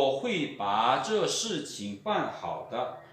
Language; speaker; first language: Chinese; non-native, fluent; Lao